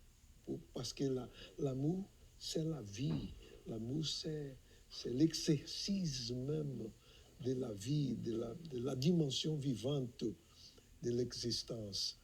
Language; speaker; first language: French; non-native, fluent; Portuguese